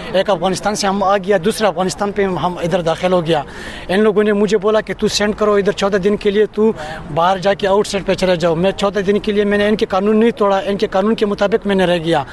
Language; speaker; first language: Hindi; non-native, fluent; Pashto